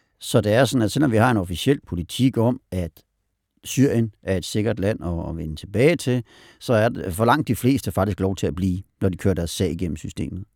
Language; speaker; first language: Danish; native; Danish